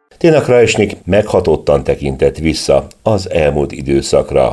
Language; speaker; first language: Hungarian; native; Hungarian